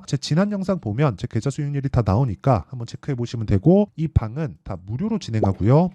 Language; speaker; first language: Korean; native; Korean